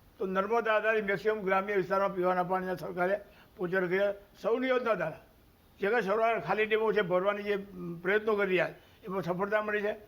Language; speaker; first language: Gujarati; native; Gujarati